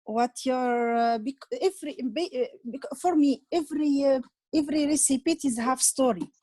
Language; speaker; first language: English; non-native, learner; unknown